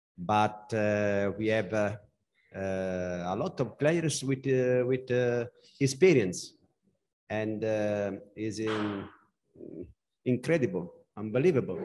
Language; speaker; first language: English; non-native, learner; Italian